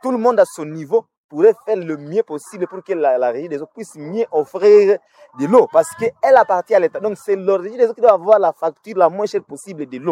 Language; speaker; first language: French; non-native, local second language; Nande